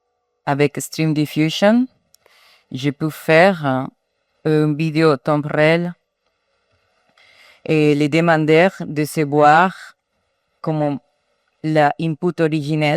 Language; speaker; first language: French; non-native, learner; Spanish